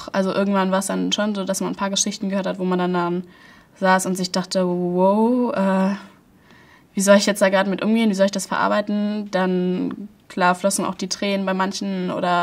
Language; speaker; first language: German; native; German